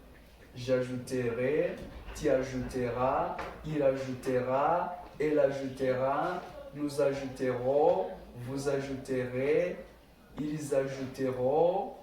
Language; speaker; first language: French; non-native, local second language; Kinyarwanda